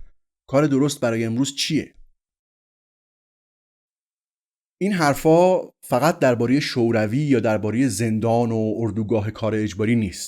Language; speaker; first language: Persian; native; Persian